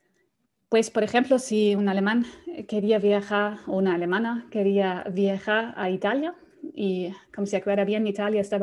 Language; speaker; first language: Spanish; non-native, fluent; German